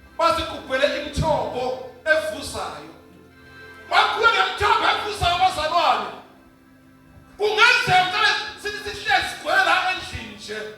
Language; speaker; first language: Zulu; native; Zulu